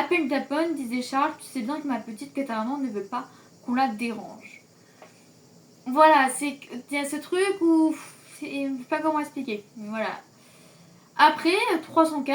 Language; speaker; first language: French; native; French